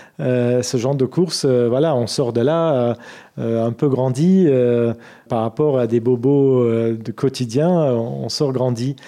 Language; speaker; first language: French; non-native, fluent; Armenian